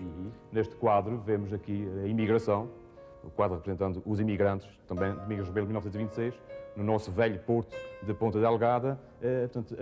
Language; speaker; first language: Portuguese; native; Portuguese